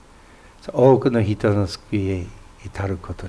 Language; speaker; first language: Japanese; non-native, fluent; English